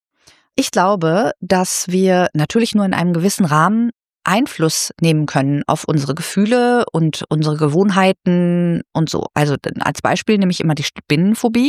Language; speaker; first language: German; native; German